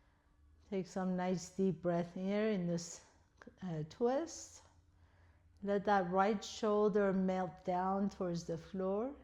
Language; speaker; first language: English; native; English